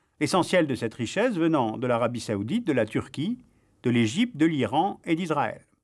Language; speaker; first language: French; native; French